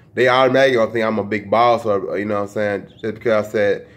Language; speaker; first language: English; native; English